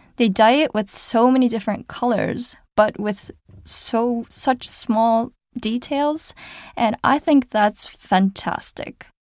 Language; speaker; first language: English; non-native, fluent; Japanese